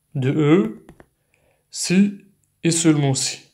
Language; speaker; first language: French; non-native, local second language; Arabic